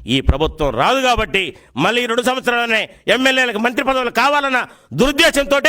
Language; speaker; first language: Telugu; native; Telugu